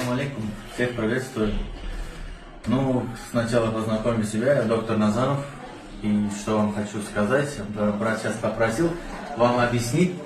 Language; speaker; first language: Russian; non-native, learner; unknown